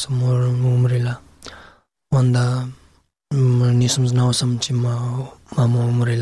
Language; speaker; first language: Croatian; non-native, learner; Pashto